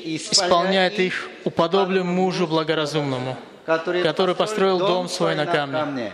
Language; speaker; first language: Russian; native; Russian